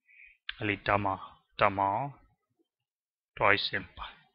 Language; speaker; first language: Finnish; non-native, learner; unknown